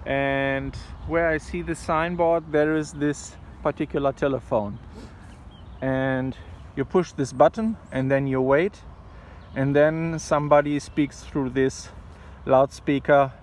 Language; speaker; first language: English; non-native, fluent; German